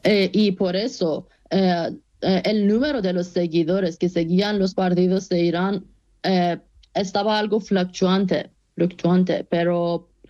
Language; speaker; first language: Spanish; non-native, fluent; Persian